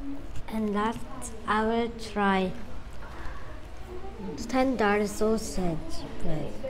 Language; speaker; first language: English; non-native, learner; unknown